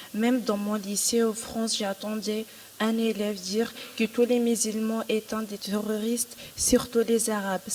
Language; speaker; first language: French; non-native, local second language; Arabic